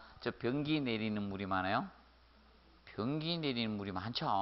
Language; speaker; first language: Korean; native; Korean